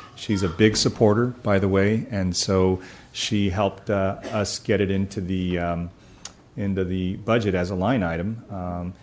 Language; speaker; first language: English; early bilingual, other home language; Spanish